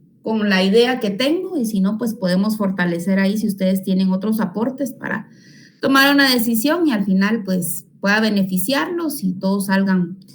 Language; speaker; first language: Spanish; native; Spanish